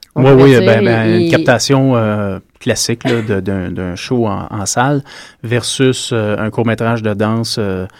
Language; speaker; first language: French; native; French